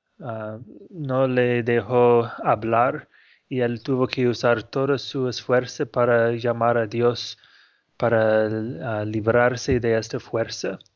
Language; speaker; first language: Spanish; non-native, fluent; English